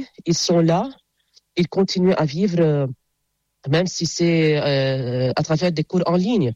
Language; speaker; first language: French; non-native, local second language; Arabic